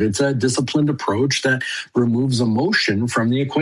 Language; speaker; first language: English; native; English